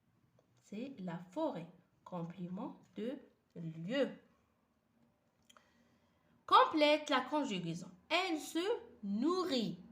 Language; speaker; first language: French; non-native, fluent; Arabic